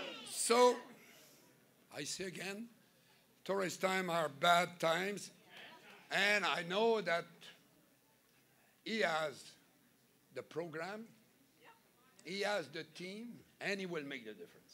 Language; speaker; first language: English; non-native, fluent; French